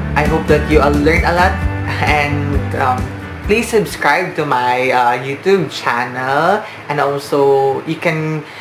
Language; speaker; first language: English; non-native, local second language; Filipino